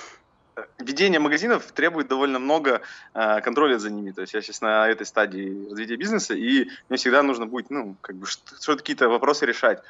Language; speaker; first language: Russian; native; Russian